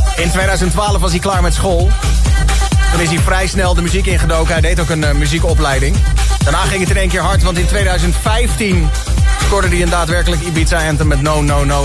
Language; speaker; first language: Dutch; native; Dutch